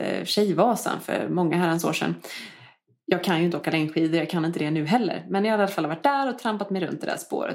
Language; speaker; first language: Swedish; native; Swedish